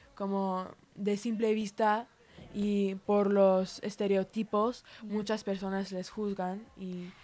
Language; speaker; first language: Spanish; early bilingual, heritage; Spanish